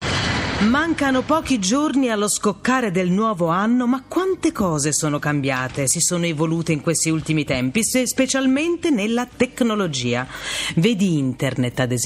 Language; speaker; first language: Italian; native; Italian